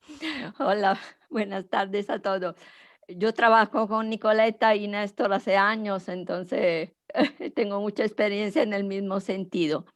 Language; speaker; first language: Spanish; non-native, fluent; Italian